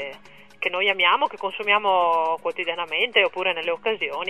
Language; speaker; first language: Italian; native; Italian